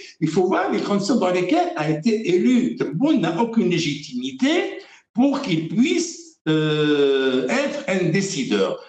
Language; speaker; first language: French; non-native, local second language; Arabic